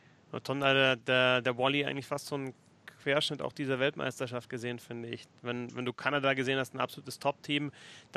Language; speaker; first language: German; native; German